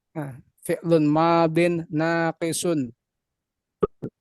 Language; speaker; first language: Arabic; non-native, learner; Indonesian